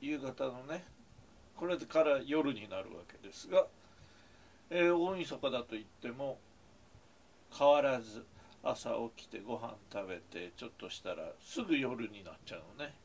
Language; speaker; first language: Japanese; native; Japanese